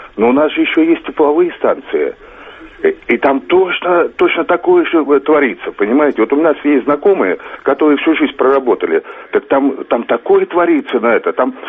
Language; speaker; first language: Russian; native; Russian